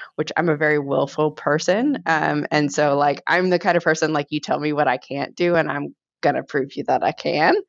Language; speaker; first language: English; native; English